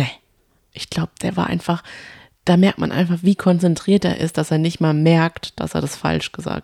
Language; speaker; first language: German; native; German